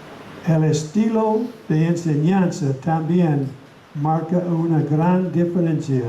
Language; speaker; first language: Spanish; non-native, fluent; English